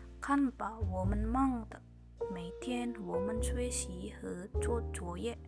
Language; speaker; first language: Chinese; non-native, learner; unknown